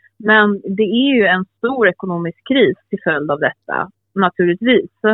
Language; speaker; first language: Swedish; early bilingual, other home language; Albanian